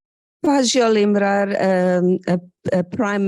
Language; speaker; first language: Portuguese; non-native, fluent; English